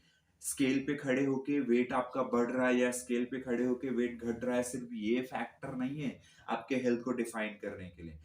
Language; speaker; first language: Hindi; native; Hindi